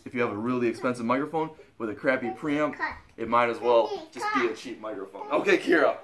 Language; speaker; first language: English; native; English